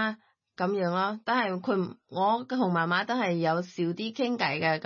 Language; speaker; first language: Cantonese; non-native, learner; Thai